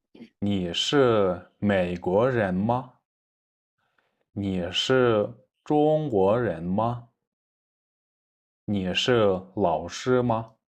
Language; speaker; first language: Chinese; non-native, fluent; Kyrgyz